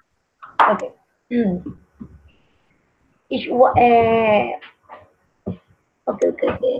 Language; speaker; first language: English; non-native, learner; Spanish